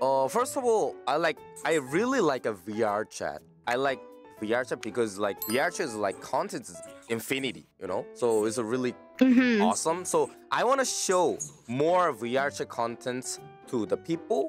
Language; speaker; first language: English; non-native, learner; Korean